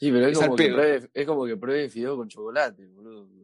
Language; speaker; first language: Spanish; native; Spanish